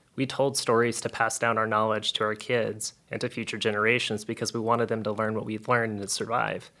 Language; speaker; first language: English; native; English